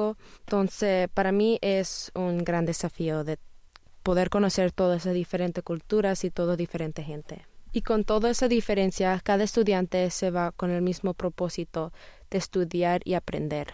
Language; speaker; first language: Spanish; early bilingual, heritage; Spanish